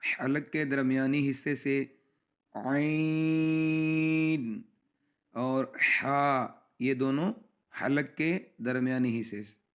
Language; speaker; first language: Urdu; non-native, local second language; Punjabi